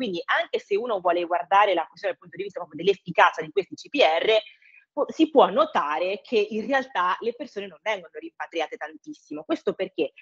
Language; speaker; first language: Italian; early bilingual, other home language; English